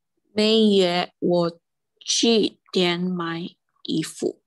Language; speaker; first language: Chinese; non-native, learner; Indonesian